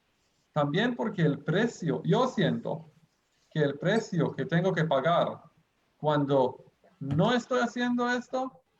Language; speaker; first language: Spanish; non-native, fluent; Hebrew